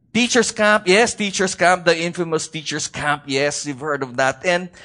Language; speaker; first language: English; non-native, local second language; Filipino